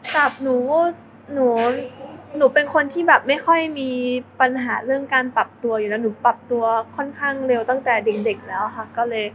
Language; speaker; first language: Thai; early bilingual, other home language; German